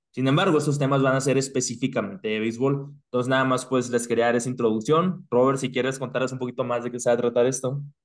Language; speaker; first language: Spanish; native; Spanish